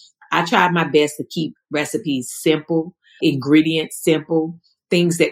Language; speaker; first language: English; native; English